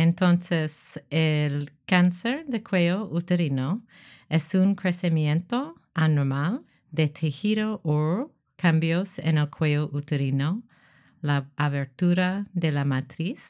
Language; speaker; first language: Spanish; non-native, learner; English